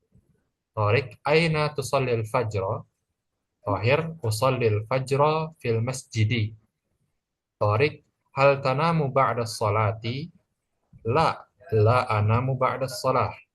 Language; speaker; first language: Arabic; non-native, fluent; Indonesian